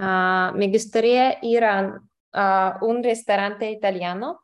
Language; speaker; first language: Spanish; non-native, learner; English